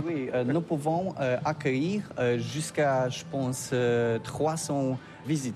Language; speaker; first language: French; non-native, learner; Polish